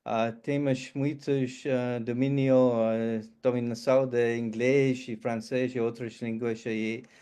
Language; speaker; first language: Portuguese; non-native, fluent; English